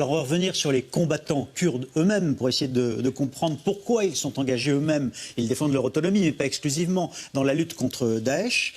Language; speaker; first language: French; native; French